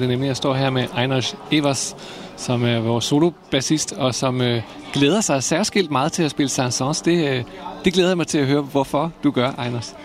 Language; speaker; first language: Danish; native; Danish